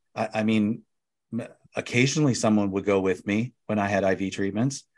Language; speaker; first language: English; native; English